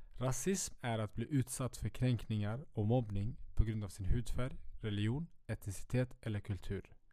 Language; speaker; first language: Swedish; early bilingual, other home language; Kurdish